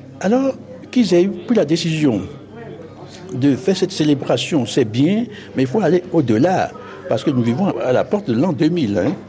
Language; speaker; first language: French; non-native, local second language; Fon